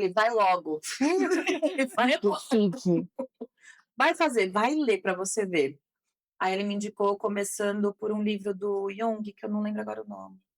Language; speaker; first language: Portuguese; native; Portuguese